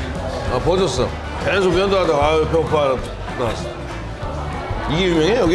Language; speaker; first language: Korean; native; Korean